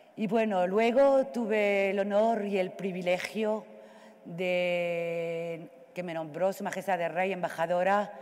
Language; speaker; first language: Spanish; non-native, fluent; Arabic